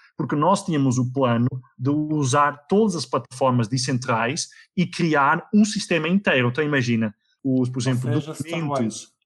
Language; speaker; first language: Portuguese; native; Portuguese